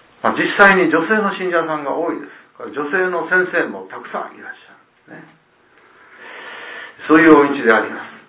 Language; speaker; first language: Japanese; native; Japanese